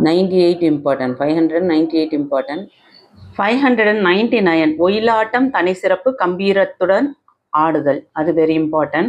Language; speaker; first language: Tamil; native; Tamil